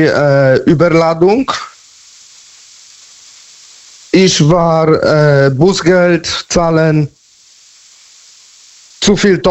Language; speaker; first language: German; non-native, learner; Polish